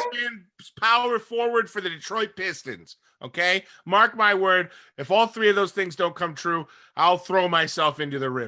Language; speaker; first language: English; native; English